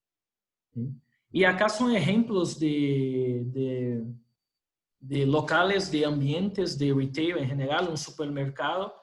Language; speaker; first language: Spanish; non-native, fluent; Portuguese